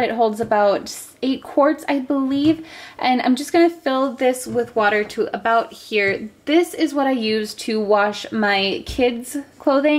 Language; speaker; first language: English; native; English